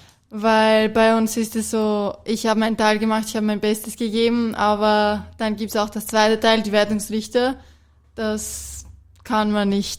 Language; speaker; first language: German; non-native, fluent; Greek